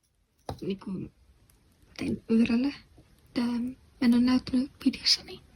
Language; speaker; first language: Finnish; non-native, learner; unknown